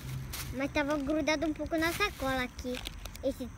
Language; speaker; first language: Portuguese; early bilingual, heritage; Portuguese